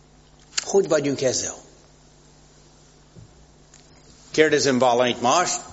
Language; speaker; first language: Hungarian; non-native, fluent; English